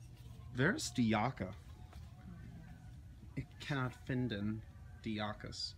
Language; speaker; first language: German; non-native, learner; English